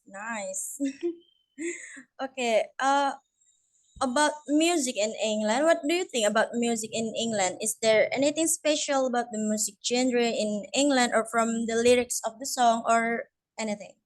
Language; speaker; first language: English; non-native, learner; Indonesian